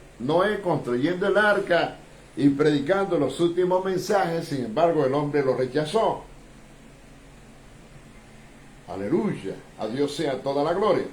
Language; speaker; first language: Spanish; native; Spanish